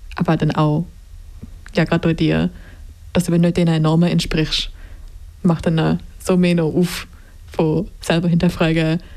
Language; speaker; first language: German; native; German